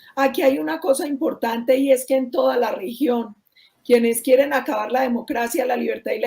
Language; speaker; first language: Spanish; native; Spanish